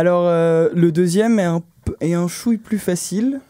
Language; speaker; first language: French; native; French